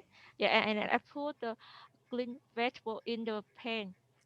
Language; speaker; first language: English; non-native, learner; Vietnamese